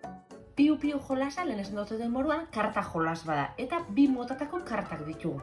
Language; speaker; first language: Basque; native; Basque